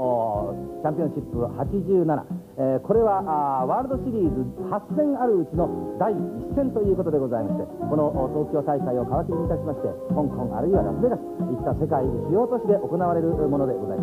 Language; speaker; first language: Japanese; native; Japanese